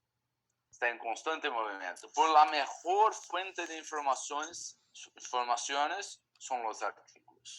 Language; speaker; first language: Spanish; non-native, fluent; Portuguese